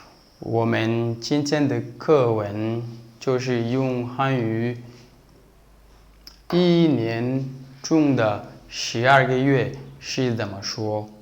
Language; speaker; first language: Chinese; non-native, fluent; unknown